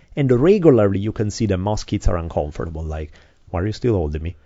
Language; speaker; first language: English; non-native, fluent; Italian